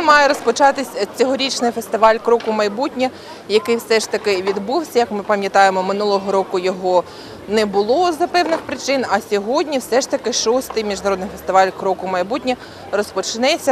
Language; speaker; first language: Ukrainian; native; Ukrainian